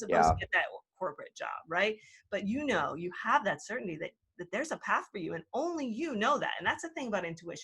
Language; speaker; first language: English; native; English